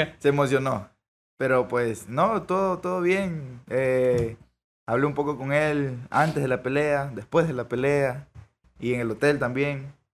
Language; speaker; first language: Spanish; native; Spanish